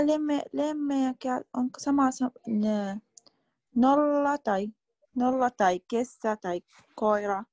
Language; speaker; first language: Finnish; non-native, learner; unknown